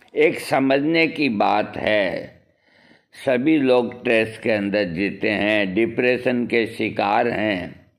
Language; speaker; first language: Hindi; native; Hindi